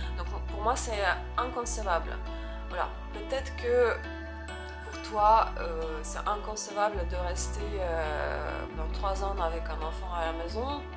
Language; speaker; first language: French; non-native, fluent; Ukrainian